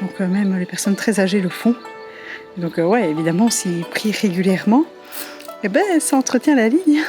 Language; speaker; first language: French; native; French